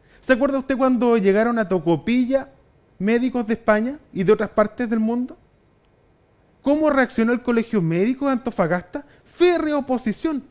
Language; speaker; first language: Spanish; native; Spanish